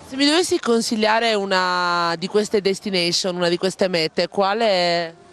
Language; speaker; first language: Italian; native; Italian